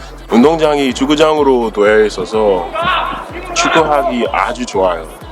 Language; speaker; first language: Korean; non-native, fluent; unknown